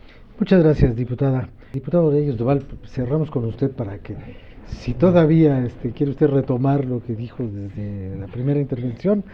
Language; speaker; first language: Spanish; native; Spanish